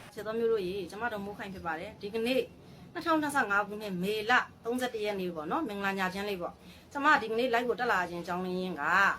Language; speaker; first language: Burmese; native; Burmese